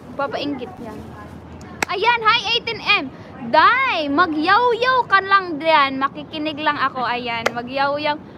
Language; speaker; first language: Filipino; non-native, local second language; Cebuano